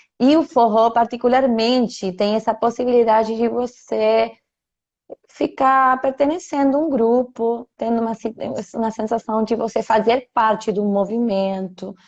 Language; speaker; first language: Portuguese; non-native, fluent; Spanish